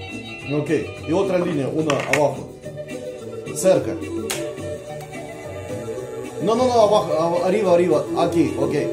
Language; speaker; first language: Spanish; non-native, learner; Russian